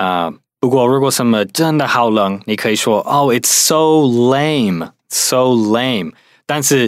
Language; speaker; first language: Chinese; non-native, fluent; English